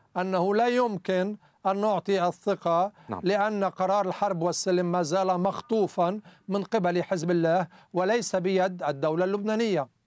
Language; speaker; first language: Arabic; native; Arabic